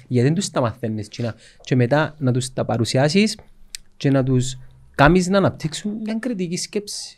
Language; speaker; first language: Greek; native; Greek